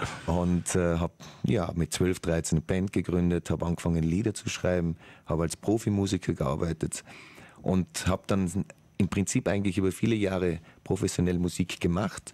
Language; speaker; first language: German; native; German